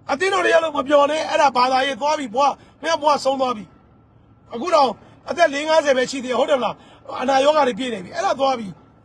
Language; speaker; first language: Burmese; native; Burmese